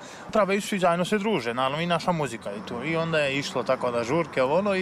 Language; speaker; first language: Serbian; native; Serbian